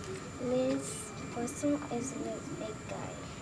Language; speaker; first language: French; non-native, learner; English